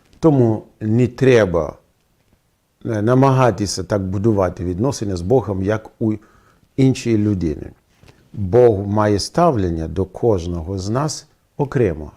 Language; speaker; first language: Ukrainian; non-native, fluent; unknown